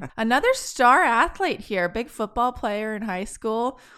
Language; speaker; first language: English; native; English